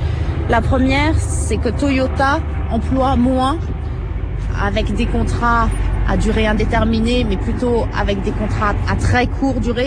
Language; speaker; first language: French; native; French